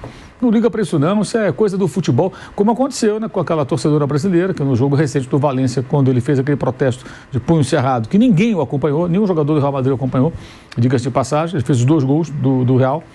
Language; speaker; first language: Portuguese; native; Portuguese